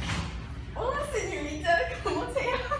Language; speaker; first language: Spanish; non-native, learner; English